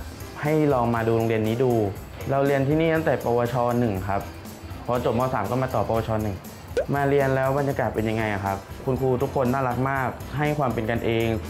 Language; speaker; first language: Thai; native; Thai